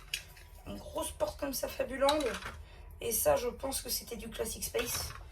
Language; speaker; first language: French; native; French